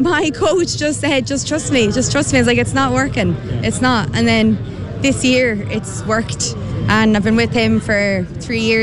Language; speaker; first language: English; native; English